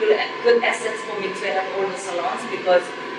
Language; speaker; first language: English; non-native, fluent; Korean